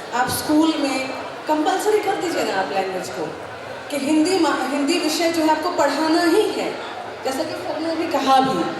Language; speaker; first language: Hindi; non-native, local second language; Maithili